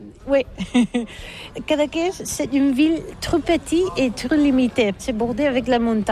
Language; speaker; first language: French; non-native, learner; Catalan